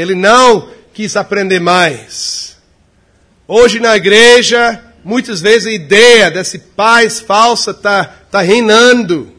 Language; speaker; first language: Portuguese; non-native, fluent; English